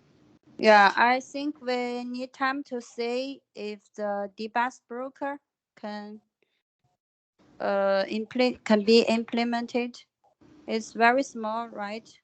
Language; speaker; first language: English; non-native, fluent; Chinese